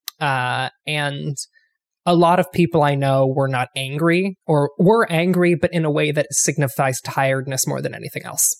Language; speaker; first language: English; native; English